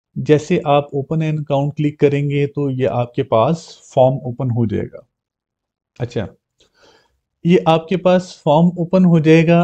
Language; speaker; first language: Urdu; non-native, local second language; Punjabi